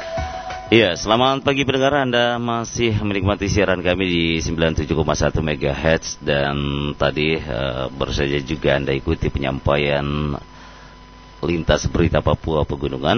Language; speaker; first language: Indonesian; native; Indonesian